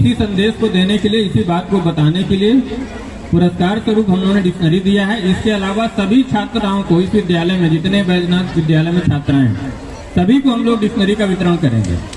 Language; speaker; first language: Hindi; native; Hindi